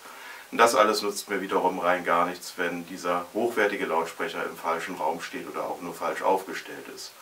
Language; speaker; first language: German; native; German